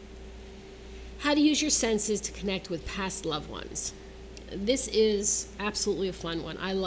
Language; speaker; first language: English; native; English